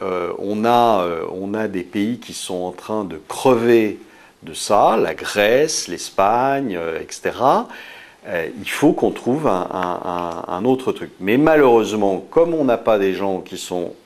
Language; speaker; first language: French; native; French